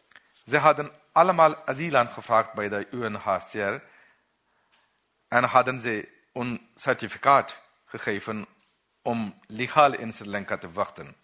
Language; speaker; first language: Dutch; non-native, learner; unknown